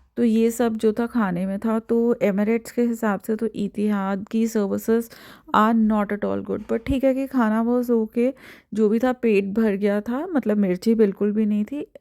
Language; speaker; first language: Hindi; native; Hindi